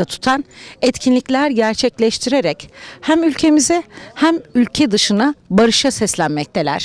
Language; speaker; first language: Turkish; native; Turkish